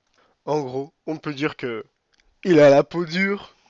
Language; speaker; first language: French; native; French